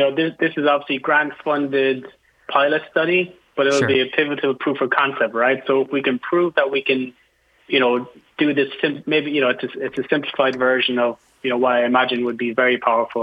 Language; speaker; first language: English; native; English